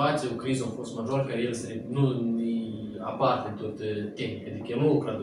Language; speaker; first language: Romanian; non-native, local second language; Russian